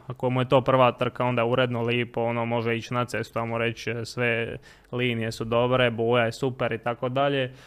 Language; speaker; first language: Croatian; native; Croatian